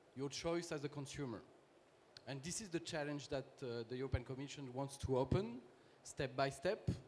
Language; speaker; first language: English; non-native, fluent; French